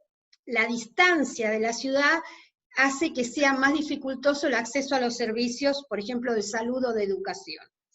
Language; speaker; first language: Spanish; native; Spanish